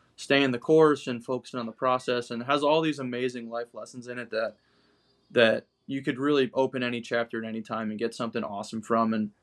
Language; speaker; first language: English; native; English